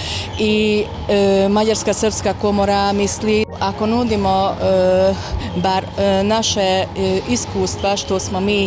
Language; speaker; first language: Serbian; non-native, fluent; Hungarian